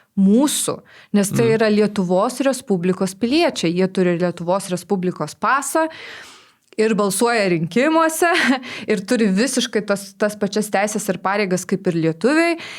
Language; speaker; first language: Lithuanian; non-native, local second language; Polish